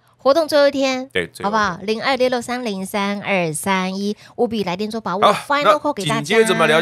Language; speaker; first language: Chinese; native; Chinese